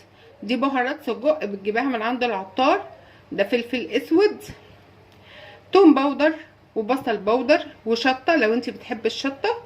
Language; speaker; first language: Arabic; native; Arabic